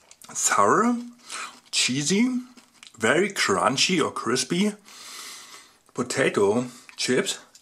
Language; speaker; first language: English; non-native, fluent; German